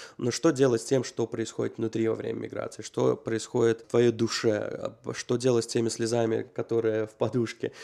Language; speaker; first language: Russian; native; Russian